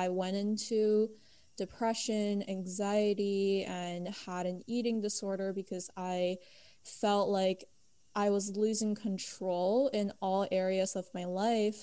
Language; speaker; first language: English; early bilingual, other home language; Chinese